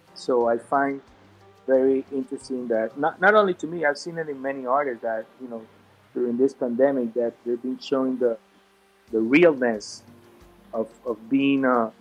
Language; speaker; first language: English; non-native, fluent; Spanish